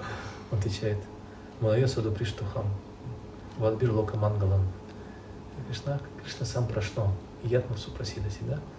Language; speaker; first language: Russian; native; Russian